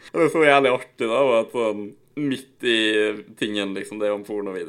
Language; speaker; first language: Norwegian; native; Norwegian